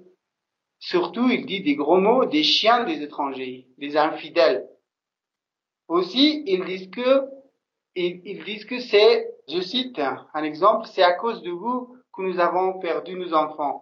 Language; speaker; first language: French; non-native, local second language; Persian